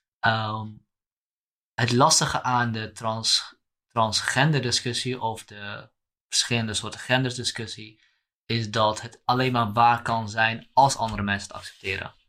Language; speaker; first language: Dutch; native; Dutch